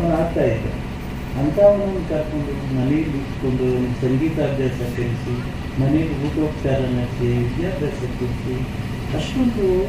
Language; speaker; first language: Kannada; non-native, local second language; Telugu